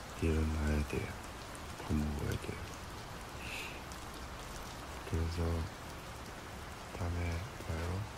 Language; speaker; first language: Korean; non-native, learner; Chinese